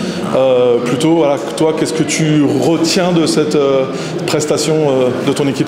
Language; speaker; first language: French; native; French